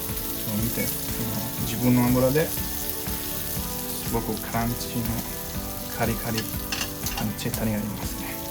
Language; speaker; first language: Japanese; non-native, fluent; Italian